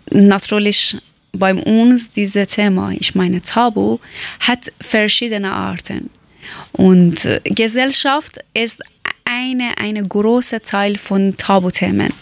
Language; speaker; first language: German; non-native, learner; Persian